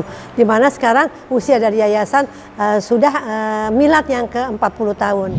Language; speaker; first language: Indonesian; native; Indonesian